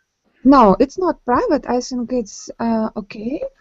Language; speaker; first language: English; non-native, learner; Ukrainian